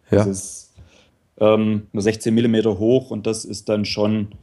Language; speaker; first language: German; native; German